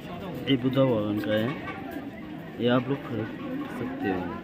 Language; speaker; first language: Hindi; non-native, local second language; Nepali